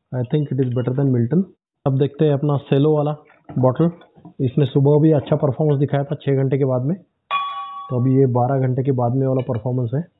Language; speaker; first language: Hindi; non-native, local second language; Marathi